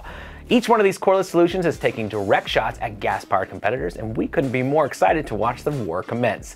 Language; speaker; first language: English; native; English